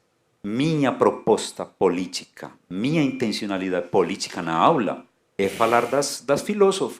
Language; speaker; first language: Portuguese; non-native, fluent; Spanish